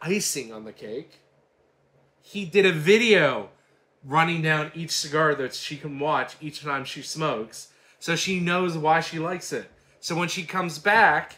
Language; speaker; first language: English; native; English